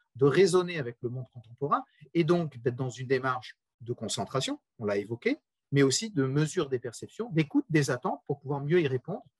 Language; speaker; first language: French; native; French